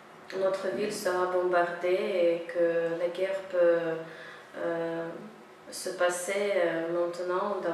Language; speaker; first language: French; non-native, fluent; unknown